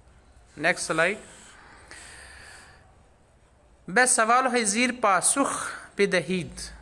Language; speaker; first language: Persian; non-native, fluent; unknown